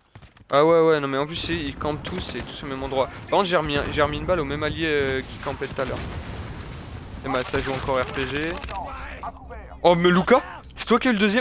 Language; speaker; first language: French; native; French